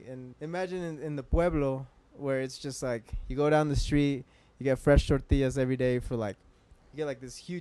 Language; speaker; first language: English; native; English